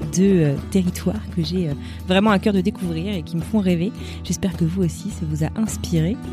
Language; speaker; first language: French; native; French